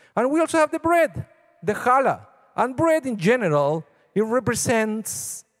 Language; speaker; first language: English; non-native, fluent; Spanish